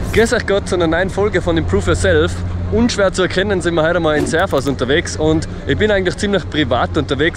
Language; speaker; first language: German; native; German